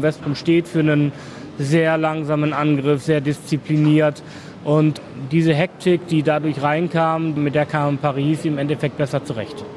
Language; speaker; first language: German; native; German